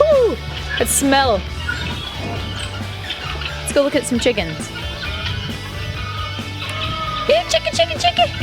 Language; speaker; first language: English; native; English